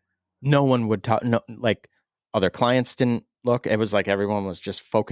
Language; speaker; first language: English; native; English